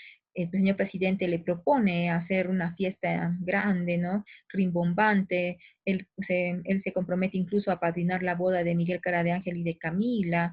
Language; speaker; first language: Spanish; native; Spanish